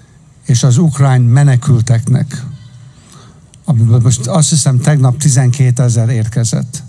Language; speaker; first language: Hungarian; early bilingual, heritage; Hungarian